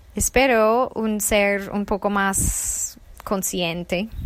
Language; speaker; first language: Spanish; non-native, fluent; English